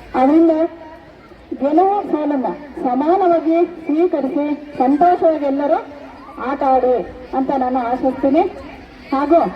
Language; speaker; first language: Kannada; native; Kannada